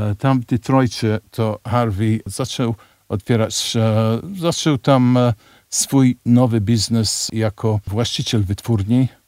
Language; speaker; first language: Polish; non-native, fluent; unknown